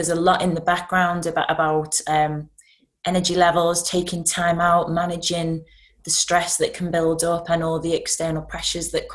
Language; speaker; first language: English; native; English